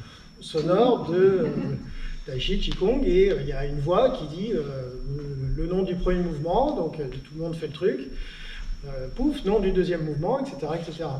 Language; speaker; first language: French; native; French